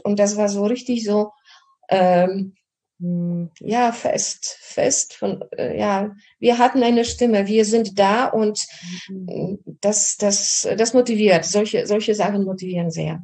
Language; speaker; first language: German; non-native, fluent; Polish